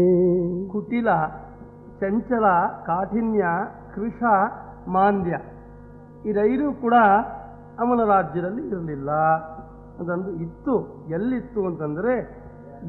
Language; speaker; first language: Kannada; native; Kannada